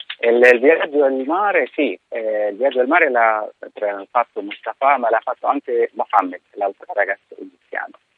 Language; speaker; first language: Italian; non-native, fluent; Arabic